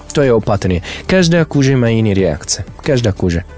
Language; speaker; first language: Czech; non-native, learner; Arabic